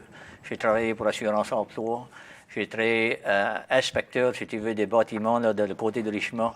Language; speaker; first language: French; native; French